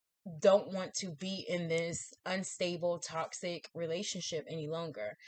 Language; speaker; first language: English; native; English